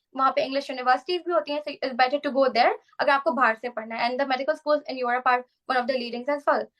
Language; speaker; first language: Urdu; native; Urdu